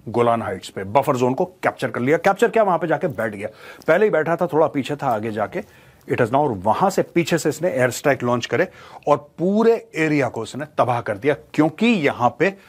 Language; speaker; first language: Hindi; native; Hindi